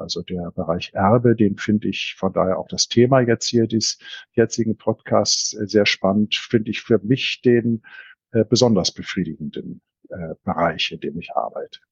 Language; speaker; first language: German; native; German